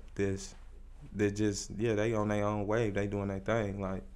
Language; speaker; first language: English; native; English